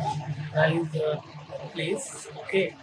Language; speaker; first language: English; non-native, local second language; Hindi